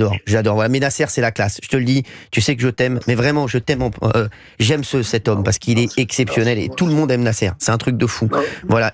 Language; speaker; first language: French; native; French